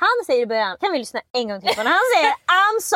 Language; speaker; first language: Swedish; native; Swedish